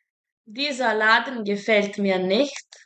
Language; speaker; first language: German; non-native, fluent; Serbian